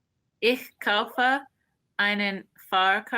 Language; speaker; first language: German; non-native, learner; English